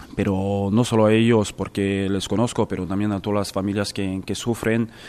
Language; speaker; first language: Spanish; non-native, fluent; French